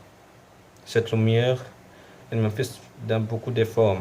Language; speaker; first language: French; non-native, local second language; Arabic